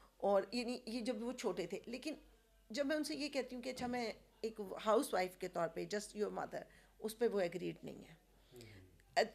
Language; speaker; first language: Urdu; native; Urdu